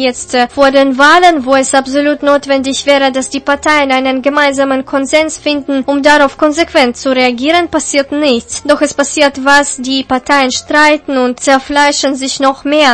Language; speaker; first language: German; native; German